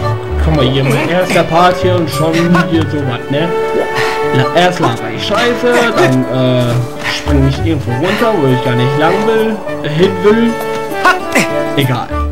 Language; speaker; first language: German; native; German